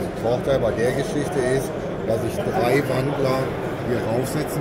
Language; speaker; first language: German; native; German